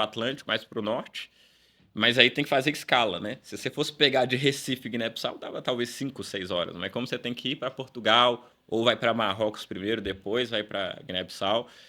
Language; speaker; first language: Portuguese; early bilingual, other home language; Upper Guinea Crioulo